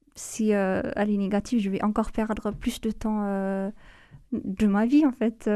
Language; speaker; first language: French; non-native, fluent; Amharic